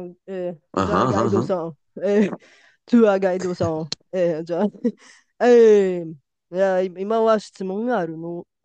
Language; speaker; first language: Japanese; non-native, learner; Bulgarian